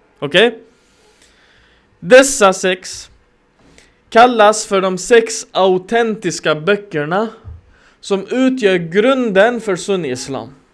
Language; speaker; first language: Swedish; non-native, fluent; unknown